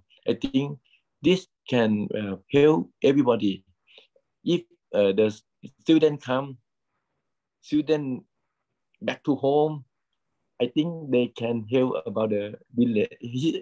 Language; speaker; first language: English; non-native, learner; Thai